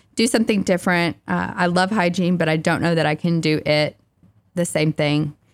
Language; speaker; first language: English; native; English